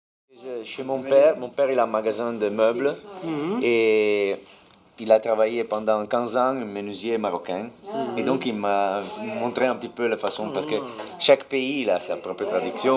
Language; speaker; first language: French; non-native, fluent; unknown